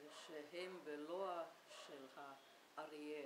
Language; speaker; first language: Hebrew; non-native, fluent; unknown